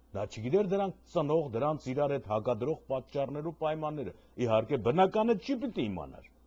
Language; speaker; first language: Armenian; native; Armenian